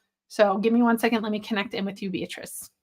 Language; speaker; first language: English; native; English